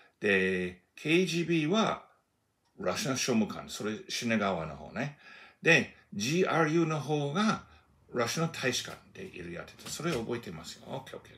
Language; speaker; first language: Japanese; non-native, fluent; English